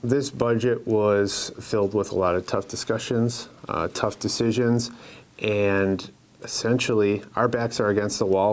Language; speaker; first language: English; native; English